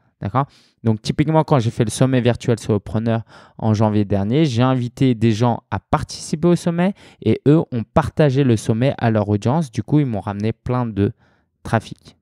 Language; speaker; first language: French; native; French